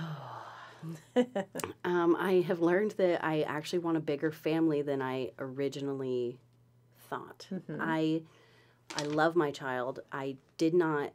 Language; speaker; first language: English; native; English